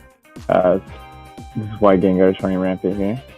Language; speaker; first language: English; native; English